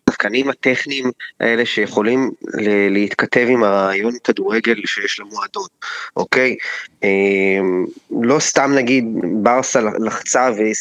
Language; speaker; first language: Hebrew; native; Hebrew